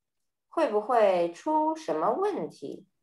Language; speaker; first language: Chinese; early bilingual, heritage; Chinese